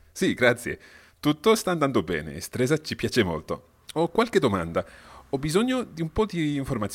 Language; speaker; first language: Italian; non-native, fluent; English